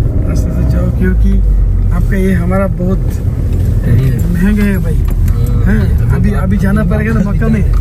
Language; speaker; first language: Hindi; non-native, learner; Bangla